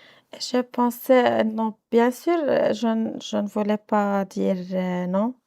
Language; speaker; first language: French; non-native, local second language; Arabic